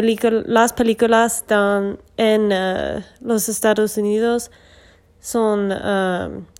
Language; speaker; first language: Spanish; non-native, learner; English